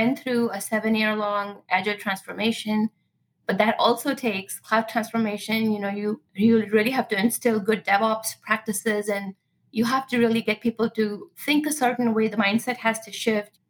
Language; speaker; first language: English; non-native, local second language; Marathi